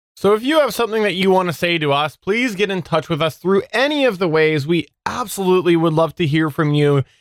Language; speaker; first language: English; native; English